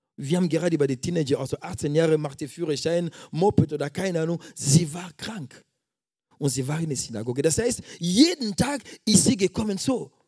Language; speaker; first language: German; non-native, fluent; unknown